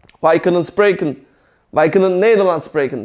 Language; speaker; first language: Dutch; non-native, fluent; Turkish